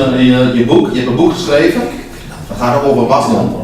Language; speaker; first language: Dutch; non-native, learner; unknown